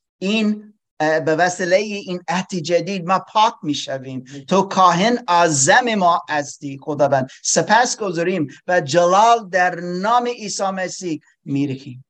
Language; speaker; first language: Persian; non-native, learner; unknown